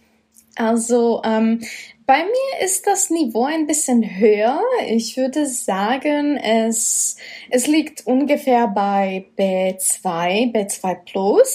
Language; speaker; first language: German; non-native, fluent; Czech